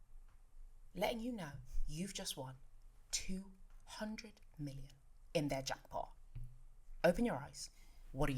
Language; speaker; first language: English; native; English